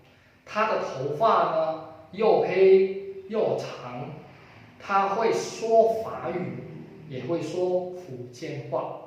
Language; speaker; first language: Chinese; non-native, fluent; Indonesian